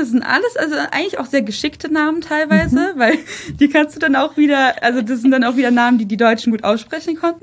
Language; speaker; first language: German; early bilingual, other home language; Russian